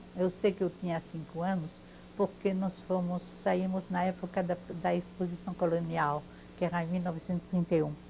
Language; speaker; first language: Portuguese; non-native, fluent; French